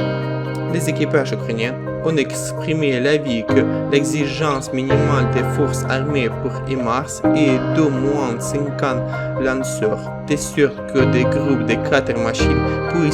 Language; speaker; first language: French; non-native, fluent; Ukrainian